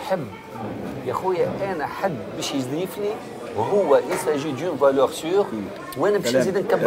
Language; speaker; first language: Arabic; native; Arabic